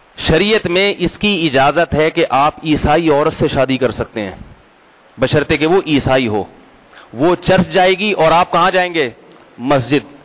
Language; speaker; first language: Urdu; native; Urdu